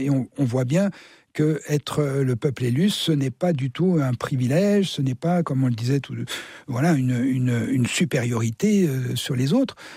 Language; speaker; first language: French; native; French